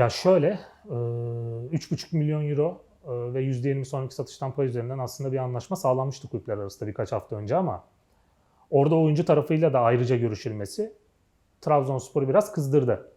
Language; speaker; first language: Turkish; native; Turkish